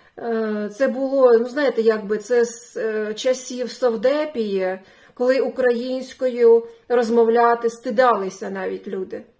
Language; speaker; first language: Ukrainian; non-native, local second language; Russian